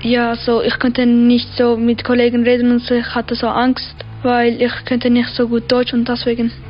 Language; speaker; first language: German; early bilingual, other home language; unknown